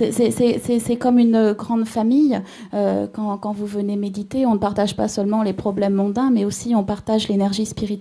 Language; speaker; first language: French; native; French